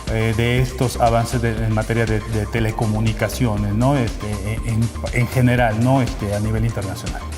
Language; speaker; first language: Spanish; native; Spanish